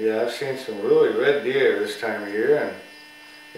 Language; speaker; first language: English; native; English